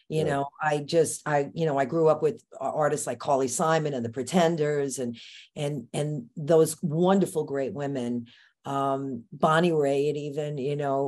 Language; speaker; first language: English; native; English